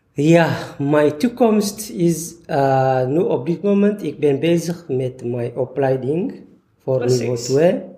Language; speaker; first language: Dutch; non-native, fluent; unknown